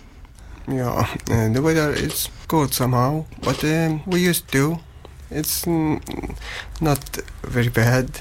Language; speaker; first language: English; non-native, learner; Arabic